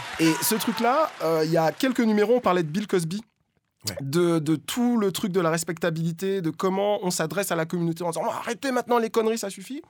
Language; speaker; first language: French; native; French